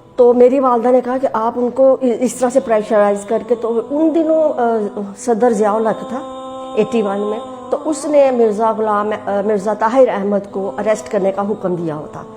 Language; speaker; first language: Urdu; native; Urdu